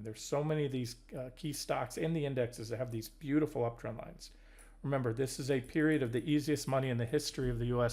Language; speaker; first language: English; native; English